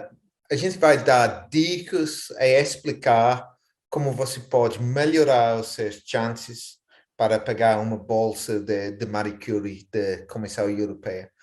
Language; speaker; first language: Portuguese; non-native, fluent; English